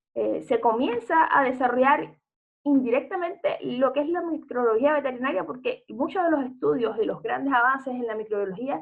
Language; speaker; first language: Spanish; native; Spanish